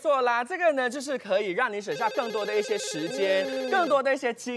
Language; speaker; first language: Chinese; native; Chinese